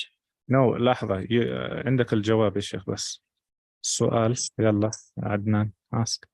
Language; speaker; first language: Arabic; non-native, fluent; English